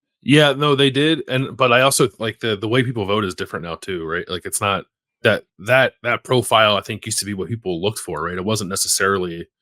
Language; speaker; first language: English; native; English